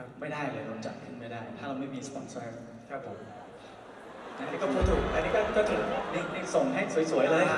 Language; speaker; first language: Thai; native; Thai